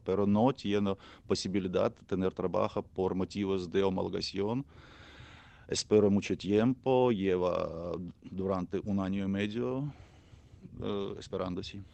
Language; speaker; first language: Spanish; non-native, learner; Ukrainian